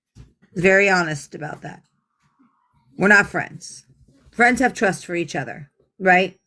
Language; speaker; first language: English; native; English